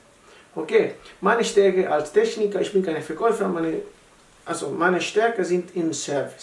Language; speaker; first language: German; non-native, learner; Italian